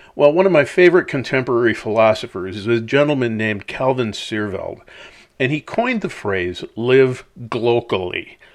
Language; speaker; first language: English; native; English